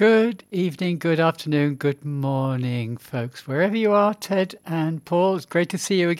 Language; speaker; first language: English; native; English